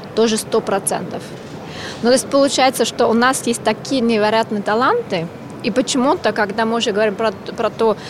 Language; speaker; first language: Russian; non-native, fluent; German